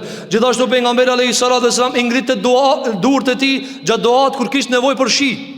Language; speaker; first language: Albanian; native; Albanian